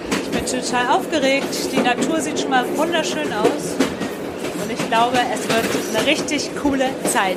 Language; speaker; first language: German; native; German